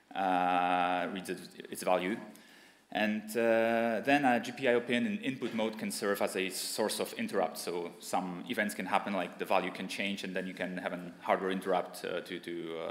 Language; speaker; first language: English; non-native, fluent; Polish